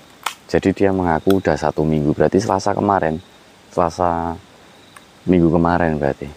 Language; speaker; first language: Indonesian; native; Indonesian